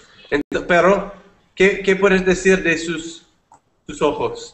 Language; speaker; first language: Spanish; non-native, fluent; English